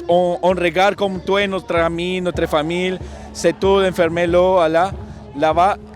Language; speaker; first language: French; non-native, learner; Spanish